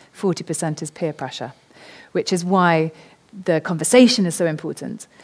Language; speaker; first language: English; native; English